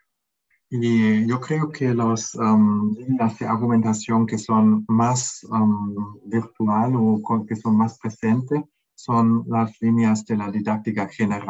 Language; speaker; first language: Spanish; non-native, fluent; German